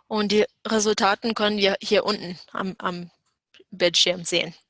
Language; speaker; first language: German; non-native, fluent; English